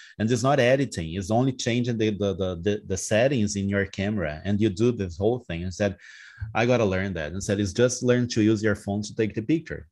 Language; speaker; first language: English; non-native, fluent; Portuguese